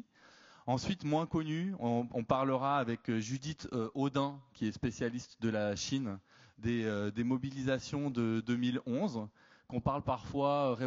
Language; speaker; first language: French; native; French